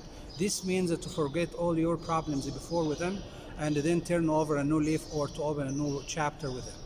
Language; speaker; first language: English; non-native, fluent; Arabic